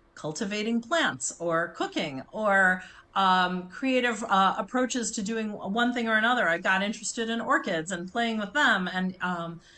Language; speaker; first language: English; native; English